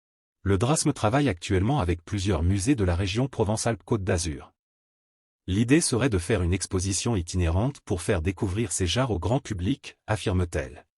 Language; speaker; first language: French; native; French